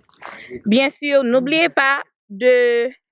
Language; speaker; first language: French; non-native, learner; Haitian Creole